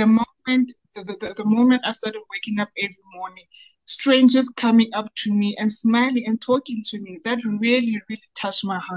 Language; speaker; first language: English; non-native, local second language; Southern Sotho